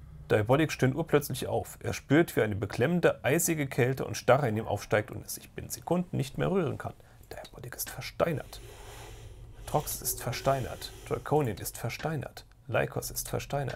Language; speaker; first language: German; native; German